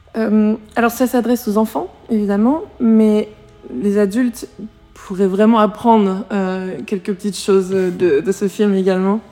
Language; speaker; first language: French; native; French